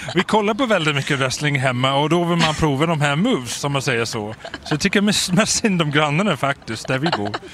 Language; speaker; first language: Swedish; non-native, fluent; English